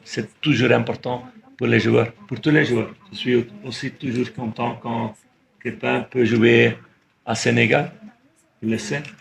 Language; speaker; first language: French; non-native, fluent; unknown